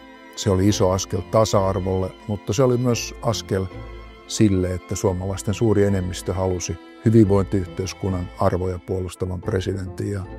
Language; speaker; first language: Finnish; native; Finnish